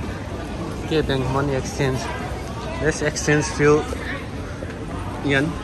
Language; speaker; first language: English; non-native, learner; Nepali